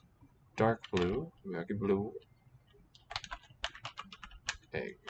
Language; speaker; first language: Danish; non-native, learner; English